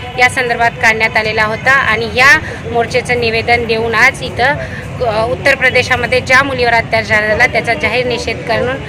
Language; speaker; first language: Marathi; native; Marathi